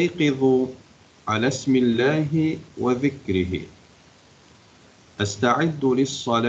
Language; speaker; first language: Arabic; non-native, fluent; Turkish